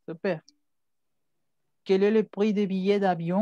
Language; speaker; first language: French; non-native, fluent; Spanish